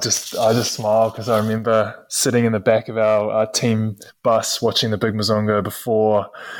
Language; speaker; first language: English; native; English